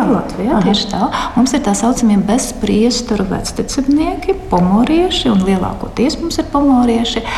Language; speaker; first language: Latvian; non-native, local second language; Russian